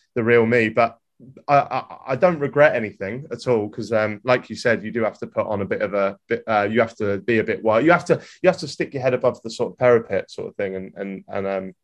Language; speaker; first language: English; native; English